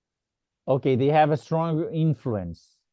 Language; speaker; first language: English; non-native, fluent; Portuguese